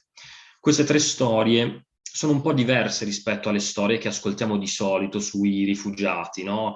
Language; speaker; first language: Italian; native; Italian